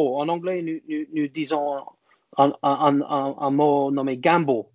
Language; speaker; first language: French; non-native, learner; English